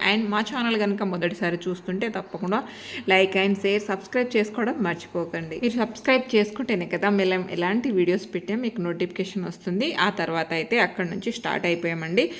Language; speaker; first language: Telugu; non-native, local second language; Lambadi